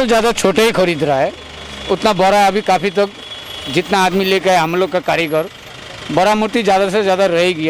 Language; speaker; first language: Hindi; non-native, local second language; Bangla